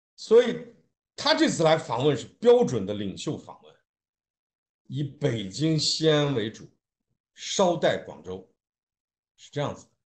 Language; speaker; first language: Chinese; native; Chinese